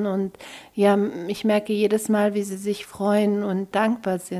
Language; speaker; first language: German; early bilingual, other home language; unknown